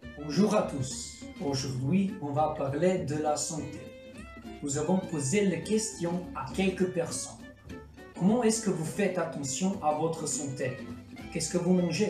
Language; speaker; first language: French; non-native, learner; Croatian